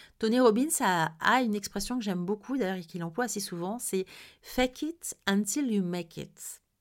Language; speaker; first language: French; native; French